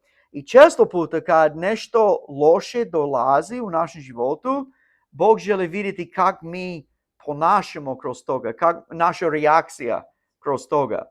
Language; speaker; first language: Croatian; non-native, learner; English